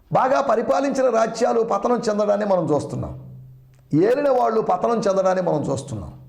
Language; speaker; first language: Telugu; non-native, local second language; Malayalam